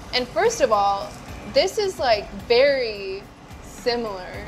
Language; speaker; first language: English; native; English